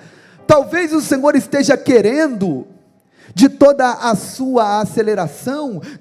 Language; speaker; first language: Portuguese; native; Portuguese